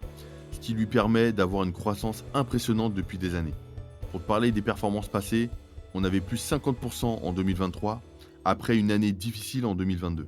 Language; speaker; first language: French; native; French